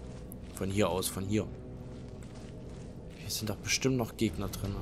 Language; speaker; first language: German; native; German